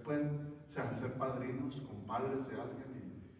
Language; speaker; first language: Spanish; non-native, learner; English